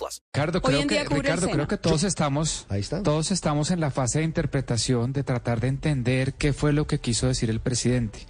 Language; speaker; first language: Spanish; native; Spanish